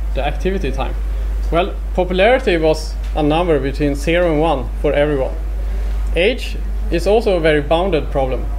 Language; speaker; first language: English; non-native, fluent; Swedish